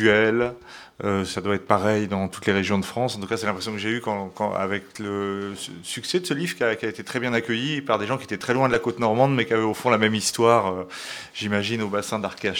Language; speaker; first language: French; native; French